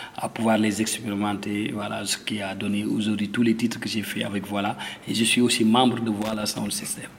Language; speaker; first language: French; non-native, local second language; Wolof